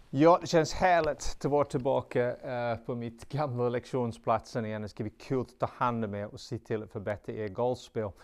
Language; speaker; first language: Swedish; non-native, fluent; English